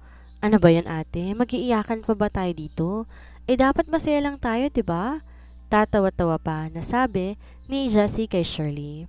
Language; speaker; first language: Filipino; native; Filipino